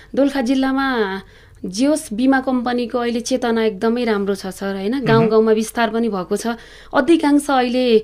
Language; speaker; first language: Nepali; native; Nepali